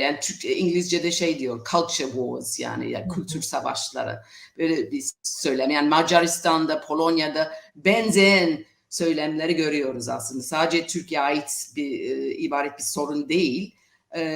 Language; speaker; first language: Turkish; non-native, fluent; English